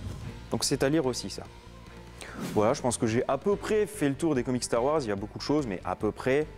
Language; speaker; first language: French; native; French